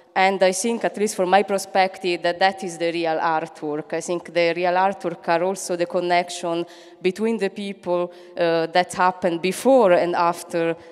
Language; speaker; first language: English; non-native, fluent; Italian